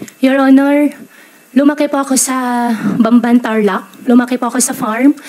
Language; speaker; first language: Filipino; native; Filipino